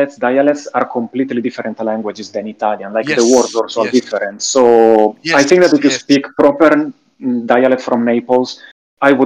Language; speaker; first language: English; non-native, fluent; Italian